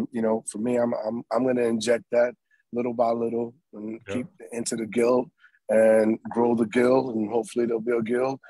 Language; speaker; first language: English; native; English